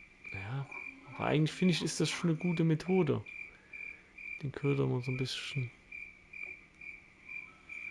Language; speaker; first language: German; native; German